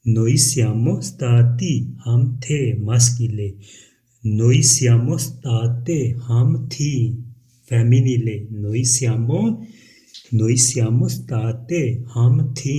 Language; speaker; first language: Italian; non-native, fluent; Urdu